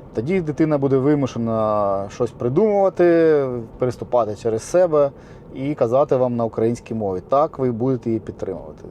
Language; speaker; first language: Ukrainian; native; Ukrainian